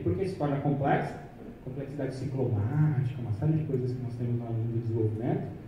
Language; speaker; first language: Portuguese; native; Portuguese